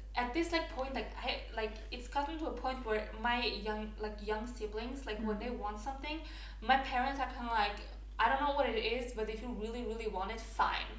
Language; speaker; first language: English; non-native, fluent; Norwegian